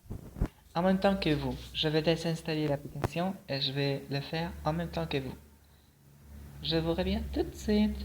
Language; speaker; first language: French; non-native, fluent; Spanish